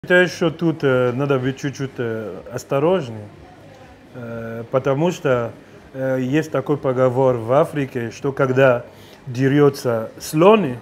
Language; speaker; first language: Russian; non-native, fluent; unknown